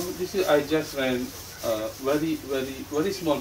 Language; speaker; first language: English; non-native, local second language; Malay